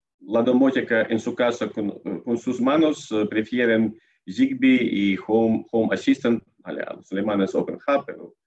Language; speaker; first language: Spanish; non-native, learner; Russian